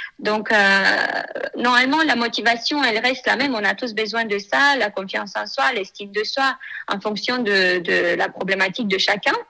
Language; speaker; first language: French; non-native, fluent; Romanian